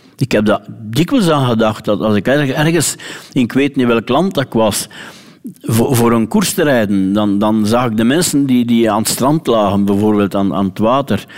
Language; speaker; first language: Dutch; native; Dutch